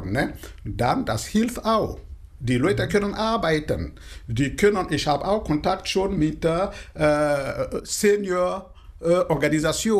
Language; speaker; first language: German; non-native, fluent; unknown